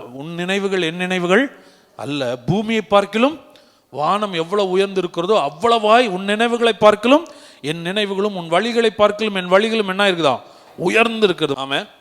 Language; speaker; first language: Tamil; native; Tamil